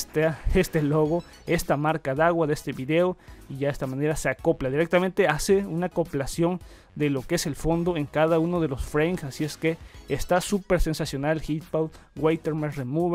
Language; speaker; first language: Spanish; native; Spanish